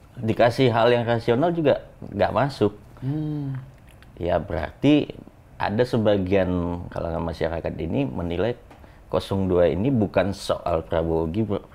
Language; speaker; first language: Indonesian; non-native, fluent; German